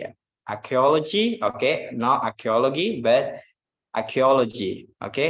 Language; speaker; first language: English; non-native, fluent; Indonesian